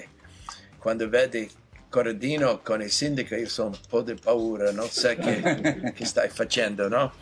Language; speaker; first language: Italian; non-native, learner; English